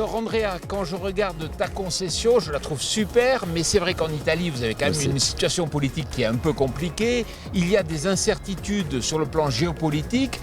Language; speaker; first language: French; native; French